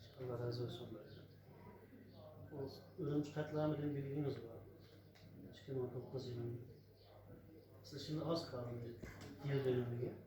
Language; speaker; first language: Turkish; non-native, learner; Uyghur